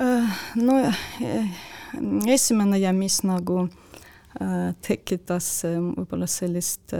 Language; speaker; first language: Estonian; non-native, local second language; Russian